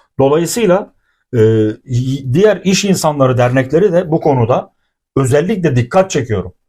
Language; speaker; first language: Turkish; native; Turkish